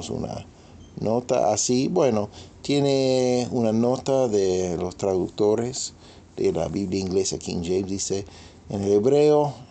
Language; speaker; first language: Spanish; non-native, fluent; English